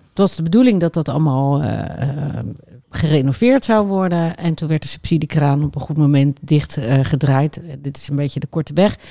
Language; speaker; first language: Dutch; native; Dutch